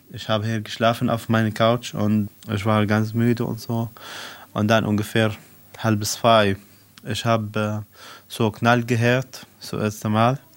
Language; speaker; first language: German; non-native, learner; Arabic